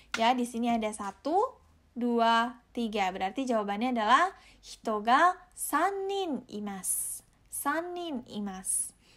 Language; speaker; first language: Indonesian; native; Indonesian